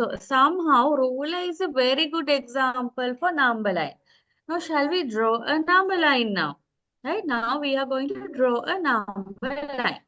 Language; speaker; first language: English; non-native, local second language; Sinhala